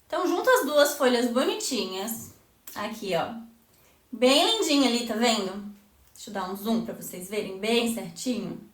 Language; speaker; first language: Portuguese; native; Portuguese